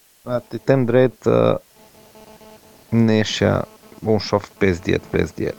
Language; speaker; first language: Albanian; non-native, learner; Croatian